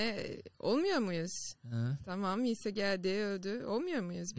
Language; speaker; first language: Turkish; non-native, fluent; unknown